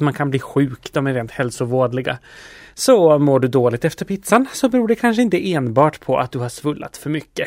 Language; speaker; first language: Swedish; native; Swedish